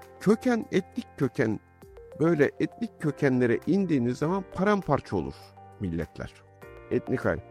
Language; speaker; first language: Turkish; native; Turkish